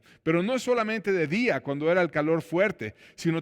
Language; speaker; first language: Spanish; native; Spanish